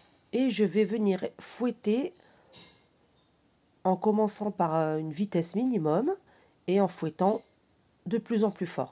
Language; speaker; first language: French; native; French